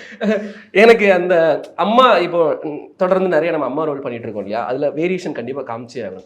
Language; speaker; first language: Tamil; native; Tamil